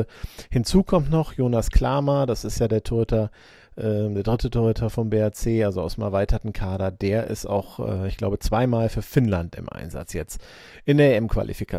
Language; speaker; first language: German; native; German